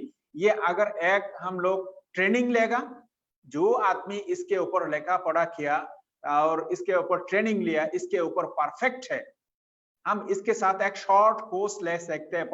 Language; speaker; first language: Hindi; non-native, fluent; Bangla